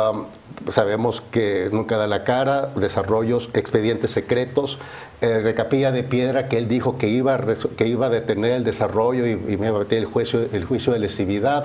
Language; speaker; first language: Spanish; native; Spanish